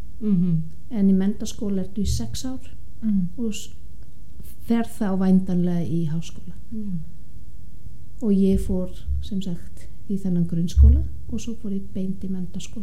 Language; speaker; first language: Icelandic; non-native, fluent; German